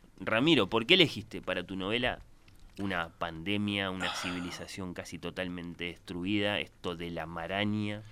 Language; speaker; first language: Spanish; native; Spanish